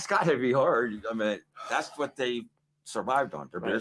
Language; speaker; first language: English; native; English